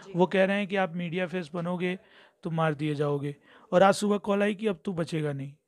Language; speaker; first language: Hindi; native; Hindi